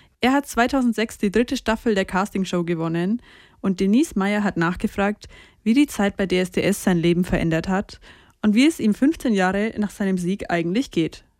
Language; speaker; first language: German; native; German